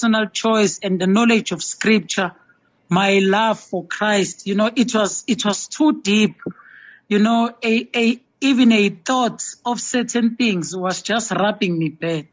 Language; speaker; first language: English; non-native, local second language; Zulu